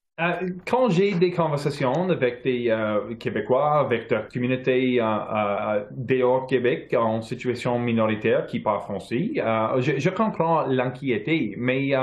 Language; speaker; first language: French; non-native, local second language; English